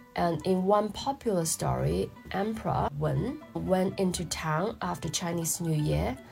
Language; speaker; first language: English; non-native, fluent; Chinese